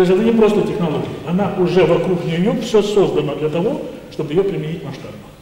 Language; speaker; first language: Russian; native; Russian